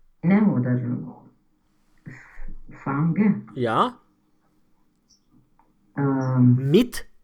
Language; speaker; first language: German; non-native, learner; Romanian